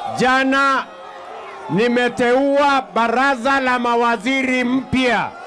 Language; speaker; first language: Swahili; non-native, local second language; Kalenjin